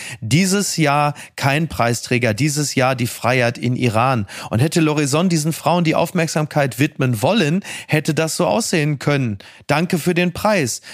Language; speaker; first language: German; native; German